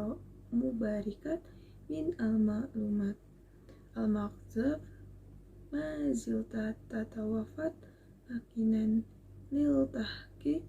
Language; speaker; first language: Arabic; non-native, learner; Indonesian